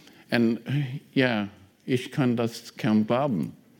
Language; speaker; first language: German; non-native, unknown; English